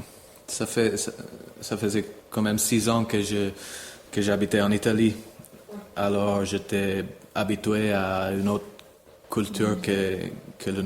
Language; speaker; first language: French; non-native, fluent; English